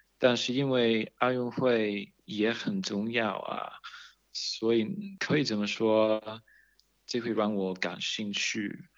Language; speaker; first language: Chinese; non-native, fluent; English